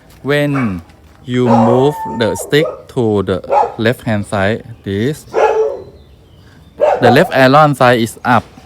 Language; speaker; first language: English; non-native, learner; Thai